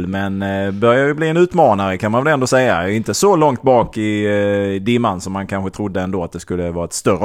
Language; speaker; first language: Swedish; native; Swedish